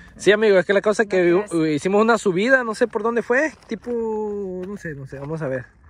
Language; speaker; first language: Spanish; native; Spanish